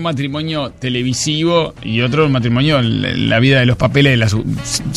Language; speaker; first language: Spanish; native; Spanish